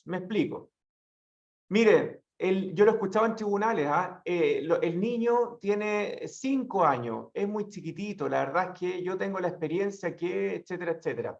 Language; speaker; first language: Spanish; native; Spanish